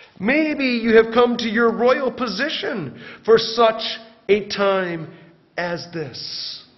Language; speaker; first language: English; native; English